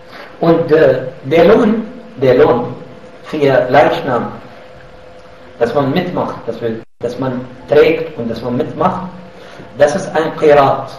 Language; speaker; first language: German; non-native, fluent; Arabic